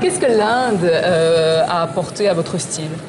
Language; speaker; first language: French; native; French